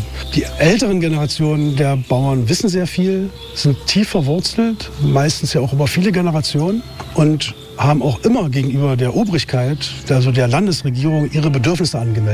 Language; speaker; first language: German; native; German